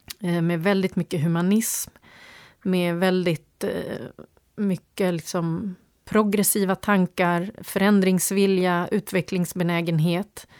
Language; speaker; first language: Swedish; early bilingual, other home language; Turoyo